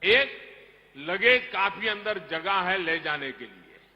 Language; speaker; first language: Hindi; non-native, local second language; Gujarati